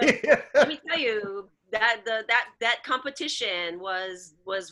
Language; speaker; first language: English; early bilingual, other home language; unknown